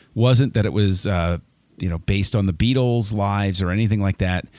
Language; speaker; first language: English; native; English